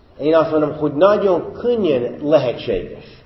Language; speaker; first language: Hungarian; non-native, fluent; English